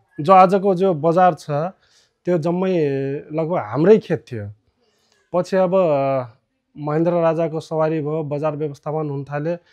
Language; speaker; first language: Nepali; non-native, local second language; Rana Tharu